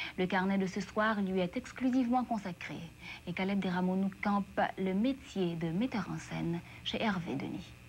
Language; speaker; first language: French; non-native, local second language; Haitian Creole